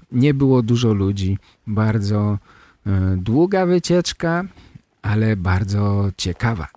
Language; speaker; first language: Polish; native; Polish